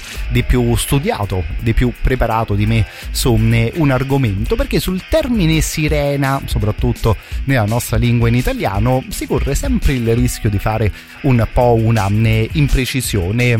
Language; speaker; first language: Italian; native; Italian